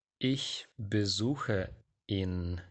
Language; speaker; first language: German; non-native, fluent; Ukrainian